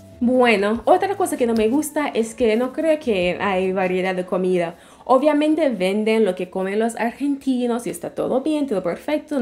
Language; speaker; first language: Spanish; non-native, fluent; English